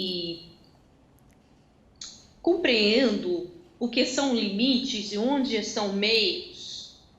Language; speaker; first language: Portuguese; non-native, fluent; Dutch